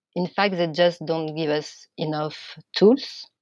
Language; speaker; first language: English; non-native, fluent; French